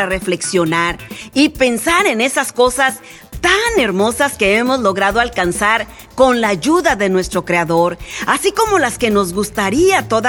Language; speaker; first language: Spanish; native; Spanish